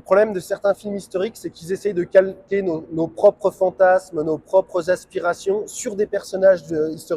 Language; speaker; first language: French; native; French